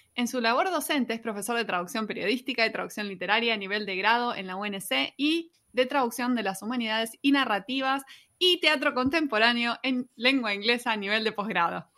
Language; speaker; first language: Spanish; native; Spanish